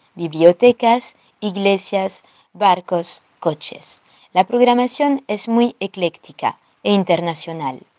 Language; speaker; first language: Spanish; non-native, fluent; French